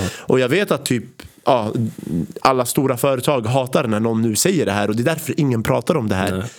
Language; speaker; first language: Swedish; early bilingual, other home language; Arabic